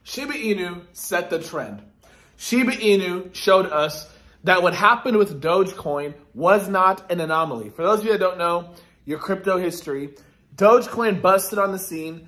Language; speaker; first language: English; native; English